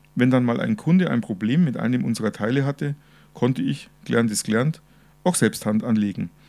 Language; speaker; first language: German; native; German